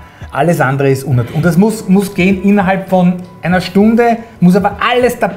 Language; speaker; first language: German; native; German